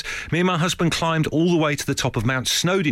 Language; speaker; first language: English; native; English